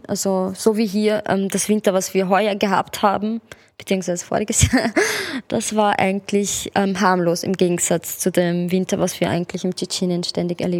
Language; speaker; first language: German; early bilingual, other home language; Chechen